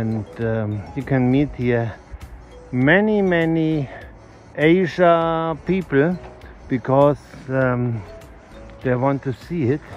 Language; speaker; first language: English; non-native, learner; German